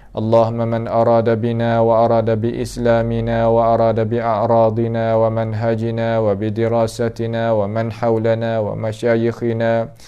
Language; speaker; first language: Arabic; non-native, fluent; Malay